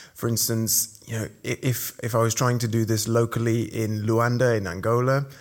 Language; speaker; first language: English; native; English